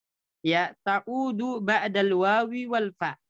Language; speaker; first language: Arabic; non-native, fluent; Indonesian